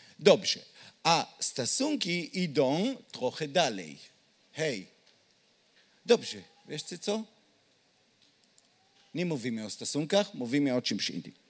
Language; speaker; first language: Polish; non-native, learner; Hebrew